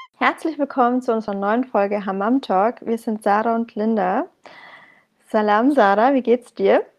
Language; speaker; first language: German; early bilingual, other home language; Arabic